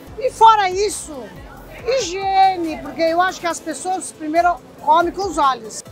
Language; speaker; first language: Portuguese; early bilingual, other home language; Japanese